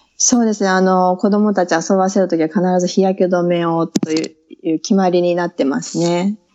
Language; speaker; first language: Japanese; native; Japanese